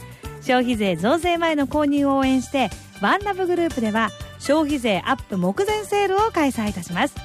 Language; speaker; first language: Japanese; native; Japanese